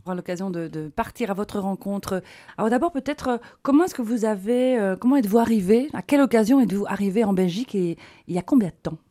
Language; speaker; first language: French; native; French